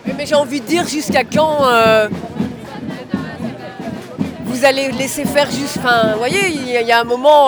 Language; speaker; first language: French; native; French